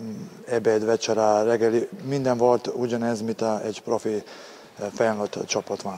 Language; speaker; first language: Hungarian; non-native, fluent; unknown